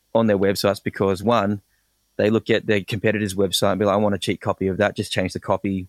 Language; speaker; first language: English; native; English